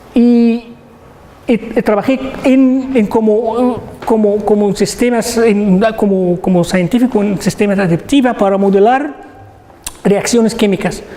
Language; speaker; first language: Spanish; non-native, learner; Arabic